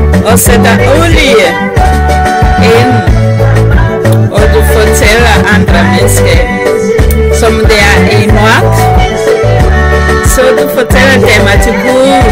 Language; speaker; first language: Danish; non-native, learner; Kinyarwanda